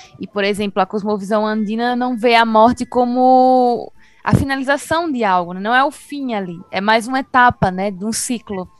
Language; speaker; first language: Portuguese; native; Portuguese